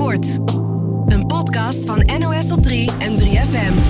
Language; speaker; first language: Dutch; native; Dutch